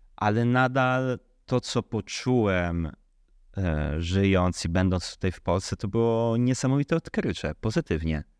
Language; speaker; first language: Polish; early bilingual, heritage; Polish